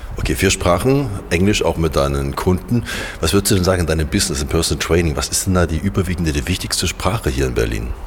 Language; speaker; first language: German; native; German